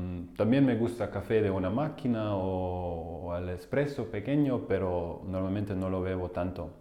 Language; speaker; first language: Spanish; non-native, fluent; German